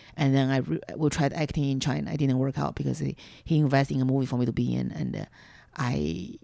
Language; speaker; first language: English; non-native, fluent; Chinese